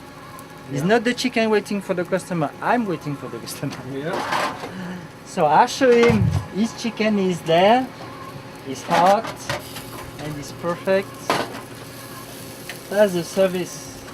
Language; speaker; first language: English; non-native, learner; French